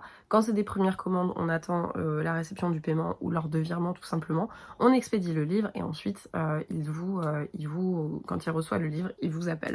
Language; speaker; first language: French; native; French